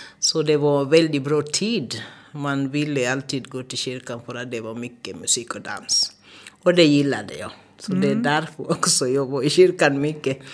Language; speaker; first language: Swedish; non-native, fluent; Swahili